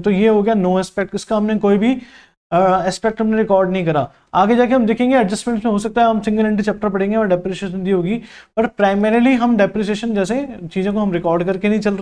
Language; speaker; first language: Hindi; native; Hindi